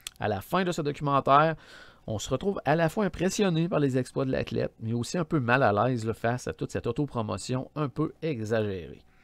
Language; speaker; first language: French; native; French